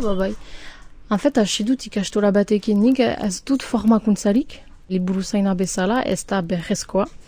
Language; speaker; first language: Basque; non-native, local second language; French